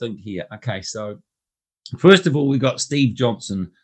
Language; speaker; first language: English; native; English